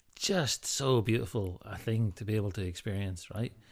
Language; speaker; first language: English; native; English